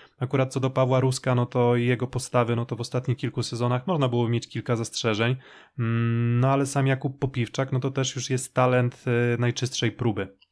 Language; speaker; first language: Polish; native; Polish